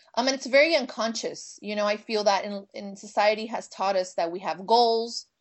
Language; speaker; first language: English; native; English